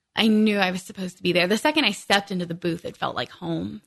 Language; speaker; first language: English; native; English